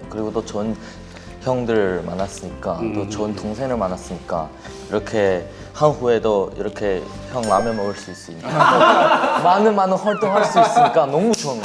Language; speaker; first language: Korean; non-native, fluent; Chinese